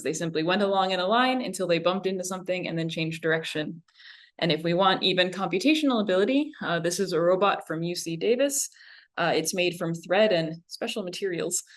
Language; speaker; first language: English; native; English